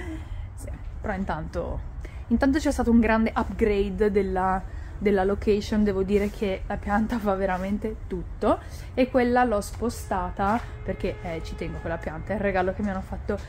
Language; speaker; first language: Italian; native; Italian